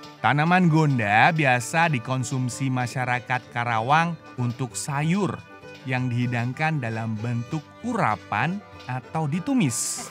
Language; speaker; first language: Indonesian; native; Indonesian